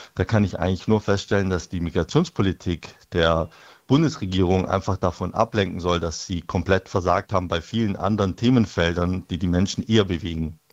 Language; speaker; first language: German; native; German